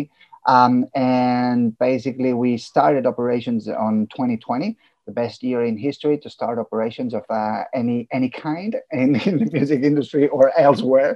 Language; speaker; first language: English; non-native, fluent; Catalan